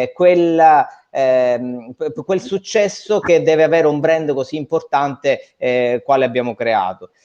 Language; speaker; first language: Italian; native; Italian